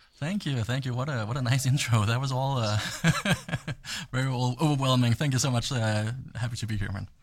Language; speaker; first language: English; non-native, fluent; Danish